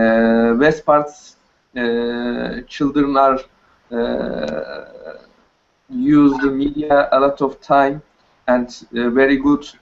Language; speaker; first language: English; non-native, learner; Turkish